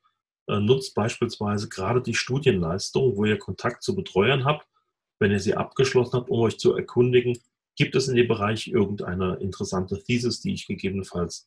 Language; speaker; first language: German; native; German